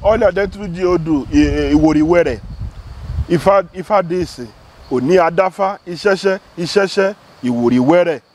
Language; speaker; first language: Portuguese; non-native, learner; Yoruba